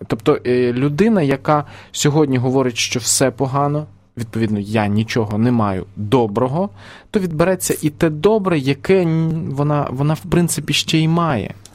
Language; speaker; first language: Ukrainian; native; Ukrainian